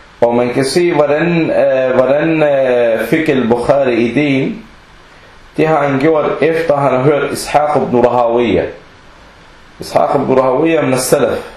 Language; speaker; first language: Danish; early bilingual, other home language; Arabic